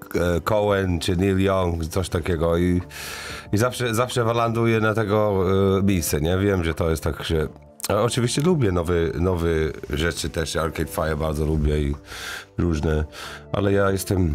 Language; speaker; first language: Polish; non-native, learner; English